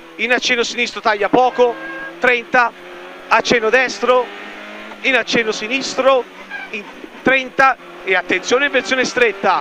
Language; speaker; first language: Italian; native; Italian